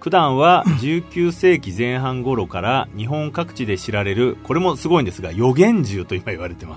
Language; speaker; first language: Japanese; native; Japanese